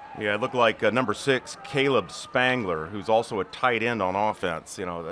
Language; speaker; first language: English; native; English